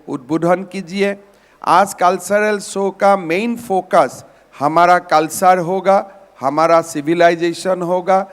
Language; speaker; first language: Hindi; non-native, local second language; Assamese